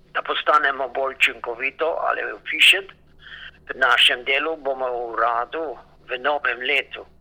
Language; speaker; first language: Slovenian; native; Slovenian